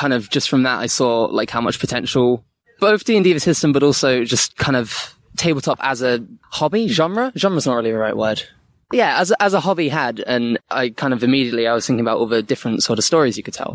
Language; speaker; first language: English; native; English